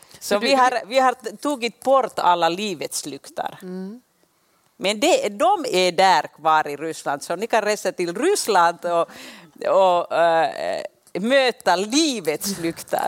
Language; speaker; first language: Swedish; non-native, local second language; Finnish